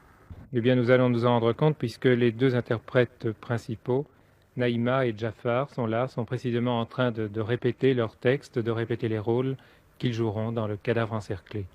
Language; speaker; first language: French; native; French